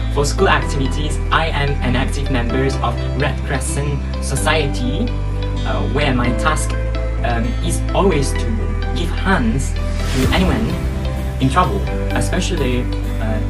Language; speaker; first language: English; non-native, local second language; Malay